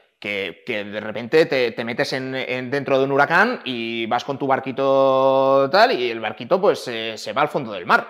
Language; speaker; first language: Spanish; native; Spanish